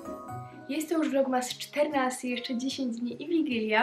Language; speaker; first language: Polish; native; Polish